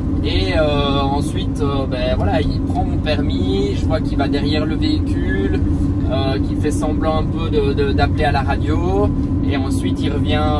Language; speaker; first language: French; native; French